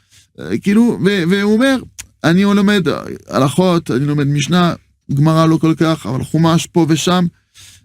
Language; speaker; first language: Hebrew; non-native, fluent; French